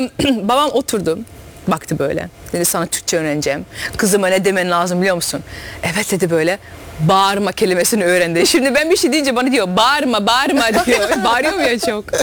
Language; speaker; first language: Turkish; early bilingual, heritage; Dutch